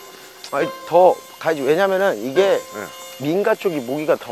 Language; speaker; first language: Korean; native; Korean